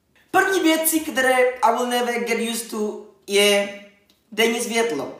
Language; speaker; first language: Czech; non-native, learner; Spanish